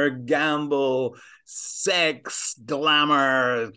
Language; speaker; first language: English; native; English